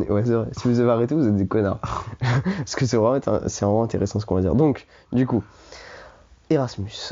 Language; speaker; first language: French; native; French